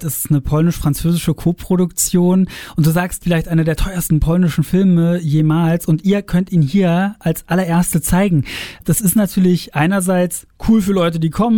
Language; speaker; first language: German; native; German